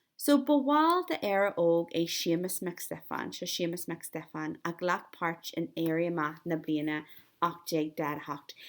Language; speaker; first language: Irish; native; Irish